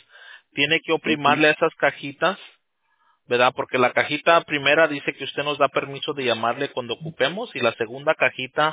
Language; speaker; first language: Spanish; early bilingual, heritage; Spanish